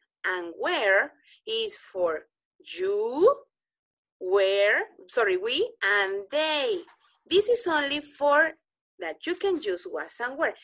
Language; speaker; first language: English; non-native, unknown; Spanish